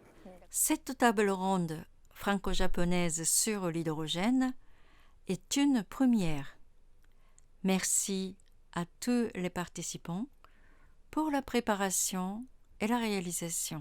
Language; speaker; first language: French; non-native, fluent; Japanese